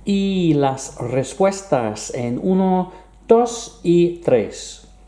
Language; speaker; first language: Spanish; non-native, fluent; English